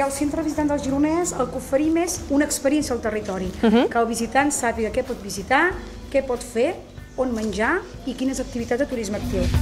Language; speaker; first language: Catalan; native; Catalan